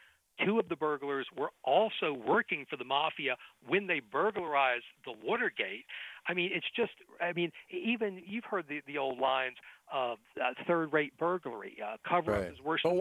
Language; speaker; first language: English; native; English